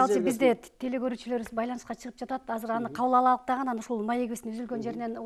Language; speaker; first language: Kyrgyz; native; Kyrgyz